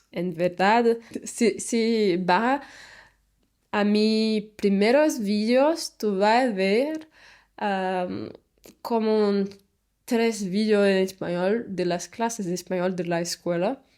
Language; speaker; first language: Spanish; non-native, learner; Portuguese